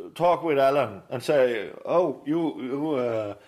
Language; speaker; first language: English; non-native, fluent; Danish